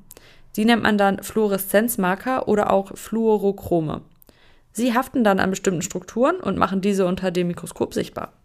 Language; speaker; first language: German; native; German